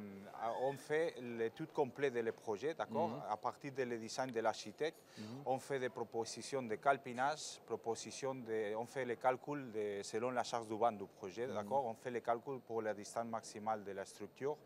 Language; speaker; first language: French; non-native, fluent; Spanish